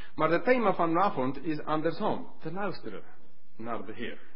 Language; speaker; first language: Dutch; non-native, fluent; English